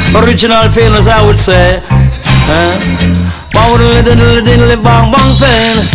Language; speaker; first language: English; native; English